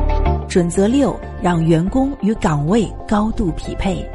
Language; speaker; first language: Chinese; native; Chinese